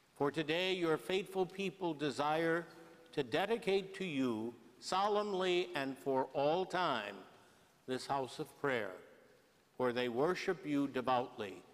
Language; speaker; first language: English; native; English